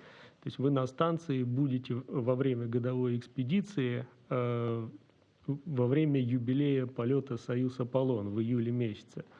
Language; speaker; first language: Russian; native; Russian